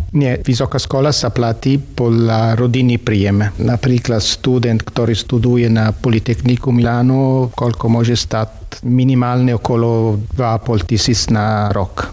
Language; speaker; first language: Slovak; non-native, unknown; Italian